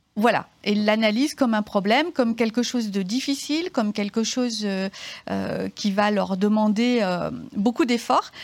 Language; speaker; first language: French; native; French